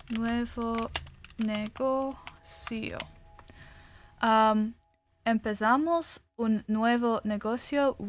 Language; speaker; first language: Spanish; non-native, learner; English